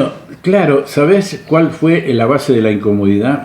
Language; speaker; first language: Spanish; native; Spanish